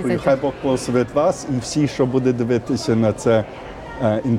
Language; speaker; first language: Ukrainian; early bilingual, heritage; Ukrainian